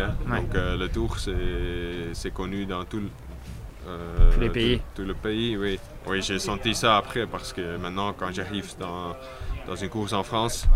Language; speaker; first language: French; non-native, local second language; Dutch